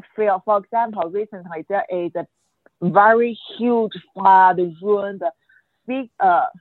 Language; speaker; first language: English; non-native, fluent; Chinese